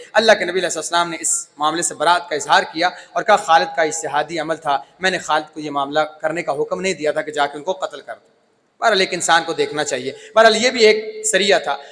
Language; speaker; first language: Urdu; non-native, local second language; Punjabi